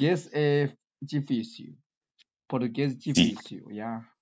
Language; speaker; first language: Portuguese; non-native, learner; Chinese